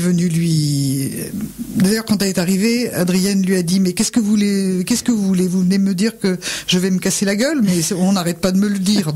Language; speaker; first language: French; native; French